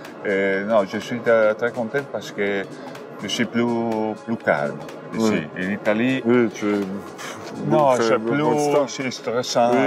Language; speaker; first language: French; non-native, learner; Italian